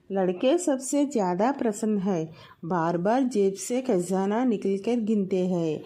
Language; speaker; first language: Hindi; non-native, local second language; Telugu